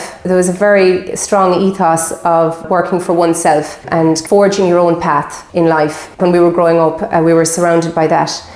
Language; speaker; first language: English; native; English